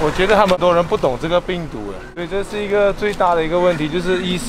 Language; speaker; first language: Chinese; native; Chinese